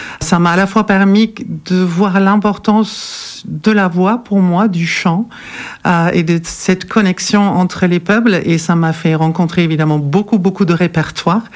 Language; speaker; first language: French; non-native, fluent; German